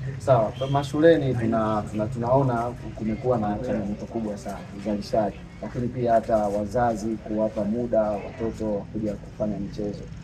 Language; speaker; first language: Swahili; native; Swahili